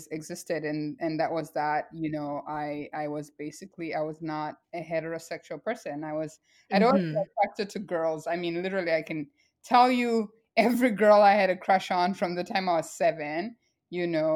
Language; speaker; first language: English; non-native, local second language; Shona